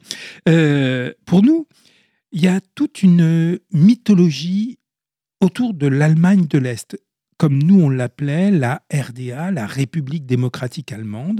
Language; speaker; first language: French; native; French